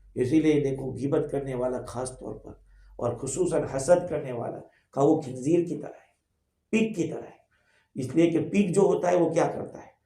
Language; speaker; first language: Urdu; non-native, local second language; Gujarati